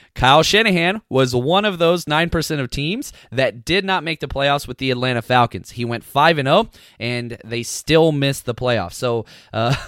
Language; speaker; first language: English; native; English